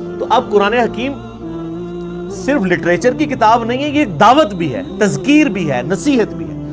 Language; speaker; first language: Urdu; non-native, local second language; Punjabi